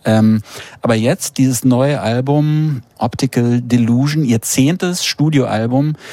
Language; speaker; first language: German; native; German